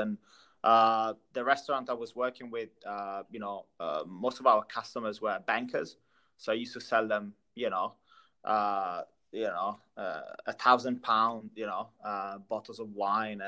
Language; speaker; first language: English; non-native, fluent; Italian